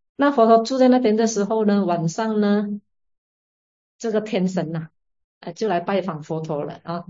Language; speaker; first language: Chinese; native; Chinese